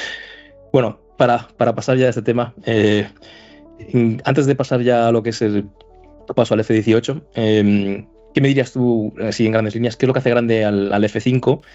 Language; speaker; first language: Spanish; native; Spanish